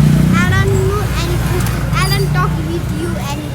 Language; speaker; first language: English; non-native, learner; Nepali